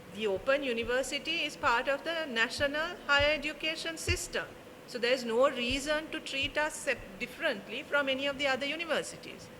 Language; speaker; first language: English; non-native, local second language; Sinhala